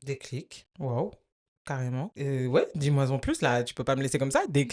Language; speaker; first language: French; native; French